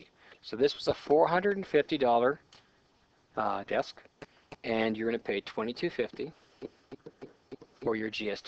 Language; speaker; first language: English; native; English